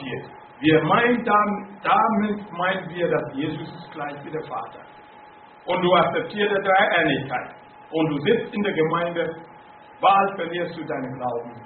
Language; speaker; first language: German; non-native, fluent; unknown